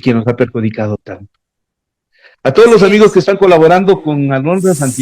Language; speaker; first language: Spanish; native; Spanish